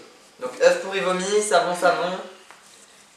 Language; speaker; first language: French; native; French